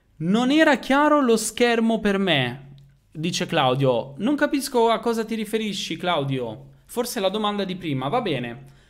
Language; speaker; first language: Italian; native; Italian